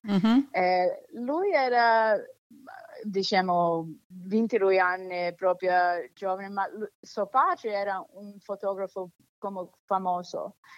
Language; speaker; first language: Italian; early bilingual, heritage; Sicilian